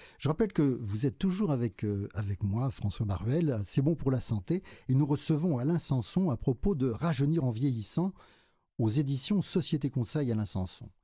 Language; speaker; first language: French; native; French